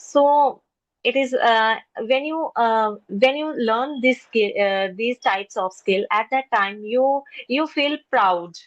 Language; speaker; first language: English; non-native, local second language; Hindi